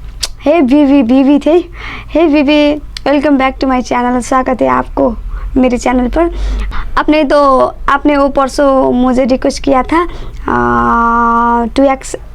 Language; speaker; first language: Hindi; non-native, learner; Nepali